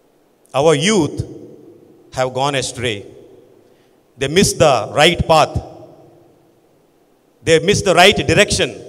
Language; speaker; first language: English; non-native, local second language; Konkani